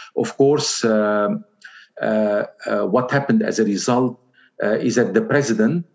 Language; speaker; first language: English; non-native, fluent; Arabic